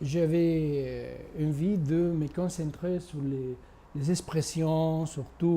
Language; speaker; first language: French; non-native, fluent; Spanish